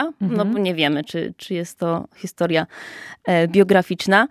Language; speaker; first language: Polish; native; Polish